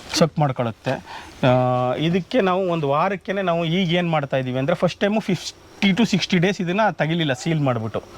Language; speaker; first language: Kannada; native; Kannada